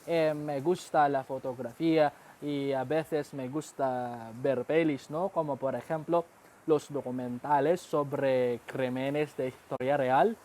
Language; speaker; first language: Spanish; non-native, learner; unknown